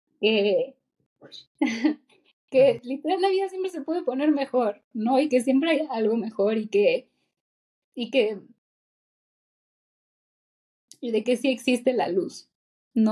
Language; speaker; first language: Spanish; native; Spanish